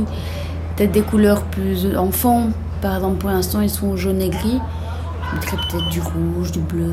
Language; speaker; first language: French; native; French